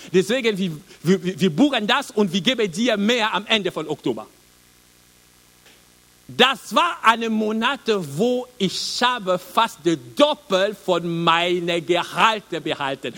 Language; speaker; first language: German; non-native, learner; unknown